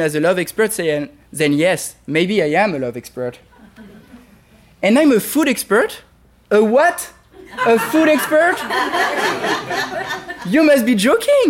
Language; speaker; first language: English; non-native, fluent; French